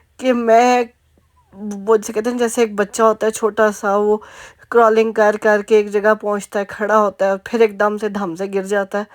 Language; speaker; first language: Urdu; native; Urdu